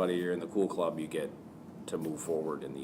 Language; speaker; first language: English; native; English